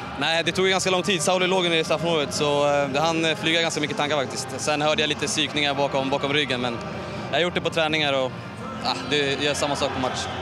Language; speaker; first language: Swedish; native; Swedish